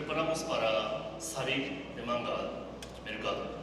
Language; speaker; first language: Spanish; non-native, learner; Japanese